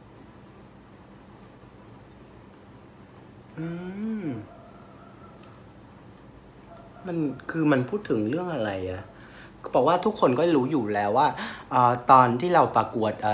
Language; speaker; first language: Thai; non-native, fluent; Vietnamese